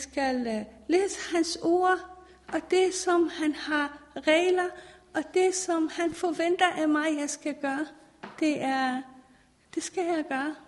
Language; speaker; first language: Danish; non-native, fluent; Persian